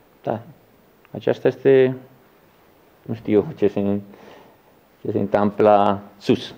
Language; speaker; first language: Romanian; non-native, learner; Italian